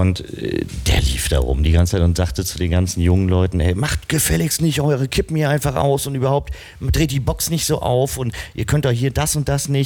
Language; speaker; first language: German; native; German